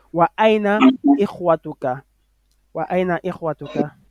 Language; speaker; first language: Arabic; non-native, fluent; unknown